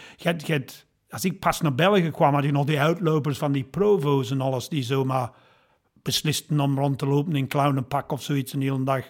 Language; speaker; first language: Dutch; non-native, fluent; English